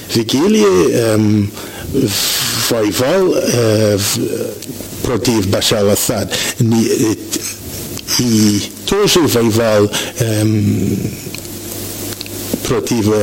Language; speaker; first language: Russian; non-native, learner; French